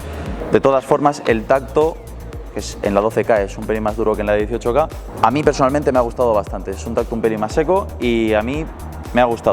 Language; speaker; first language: Spanish; native; Spanish